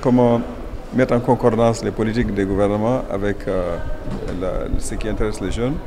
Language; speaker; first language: French; non-native, local second language; Wolof